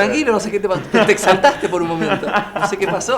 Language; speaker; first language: Spanish; native; Spanish